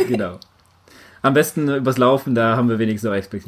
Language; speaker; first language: German; native; German